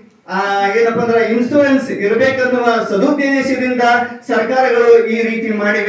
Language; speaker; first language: Kannada; native; Kannada